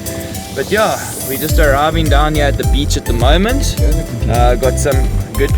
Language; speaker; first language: English; native; English